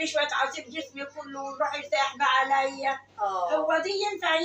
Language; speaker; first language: Arabic; native; Arabic